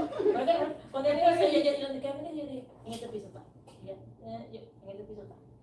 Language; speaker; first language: Spanish; native; Spanish